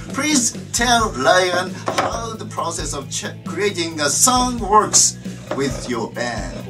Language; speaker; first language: English; non-native, learner; Japanese